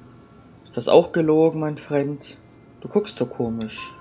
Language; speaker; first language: German; native; German